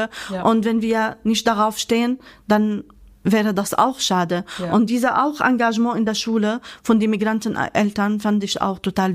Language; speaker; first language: German; non-native, fluent; Arabic